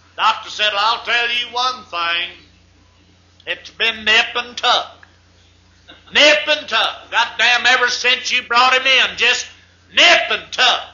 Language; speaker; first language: English; native; English